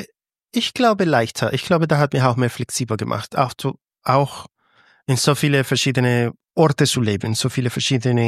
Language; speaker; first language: German; non-native, fluent; Spanish